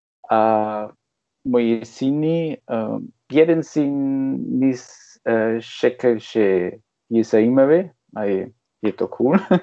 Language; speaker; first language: Czech; non-native, learner; German